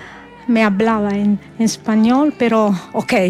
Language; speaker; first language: Spanish; non-native, learner; Italian